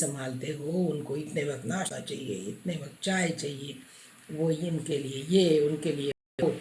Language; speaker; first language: Hindi; non-native, local second language; Marathi